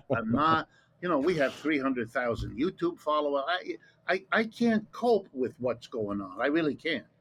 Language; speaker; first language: English; early bilingual, other home language; German